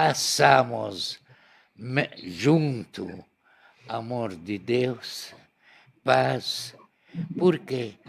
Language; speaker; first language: Portuguese; non-native, learner; Arabic